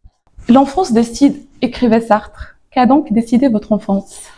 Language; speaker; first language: French; native; French